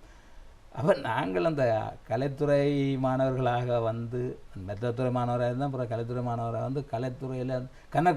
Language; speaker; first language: Tamil; native; Tamil